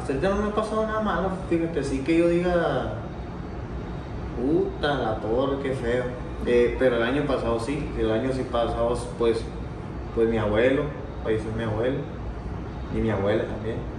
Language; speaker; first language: Spanish; native; Spanish